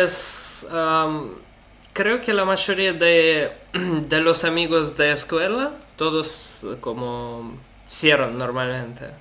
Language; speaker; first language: Spanish; non-native, learner; Russian